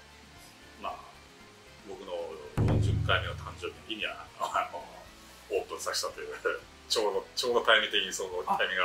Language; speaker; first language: Japanese; native; Japanese